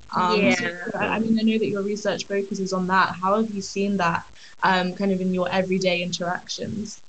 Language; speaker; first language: English; native; English